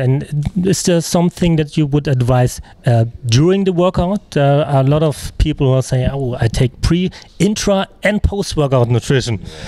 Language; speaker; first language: English; non-native, fluent; German